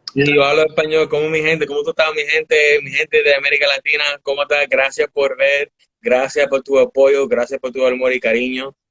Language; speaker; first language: Spanish; early bilingual, heritage; Spanish